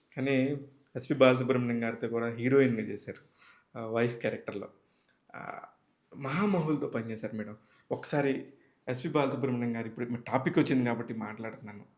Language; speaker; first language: Telugu; native; Telugu